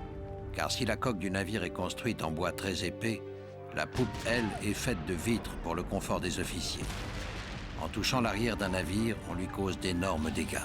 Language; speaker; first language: French; native; French